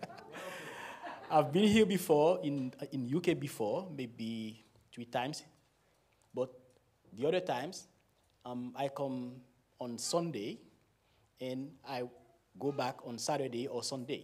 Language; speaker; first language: English; non-native, fluent; Haitian Creole